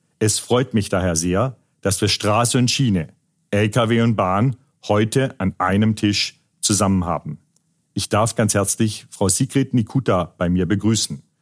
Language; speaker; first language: German; native; German